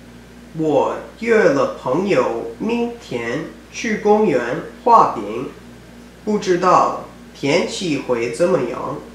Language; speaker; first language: Chinese; non-native, learner; English